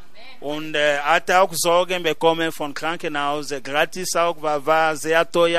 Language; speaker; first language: German; non-native, learner; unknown